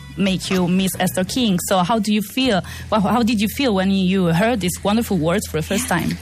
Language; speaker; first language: English; non-native, fluent; Italian